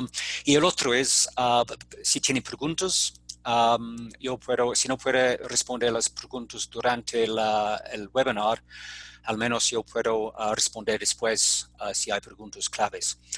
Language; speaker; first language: Spanish; non-native, fluent; English